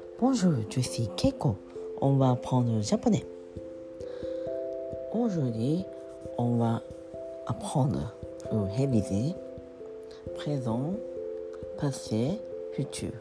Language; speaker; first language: French; non-native, fluent; Japanese